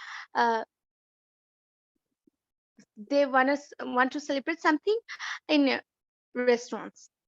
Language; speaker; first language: English; non-native, learner; Bangla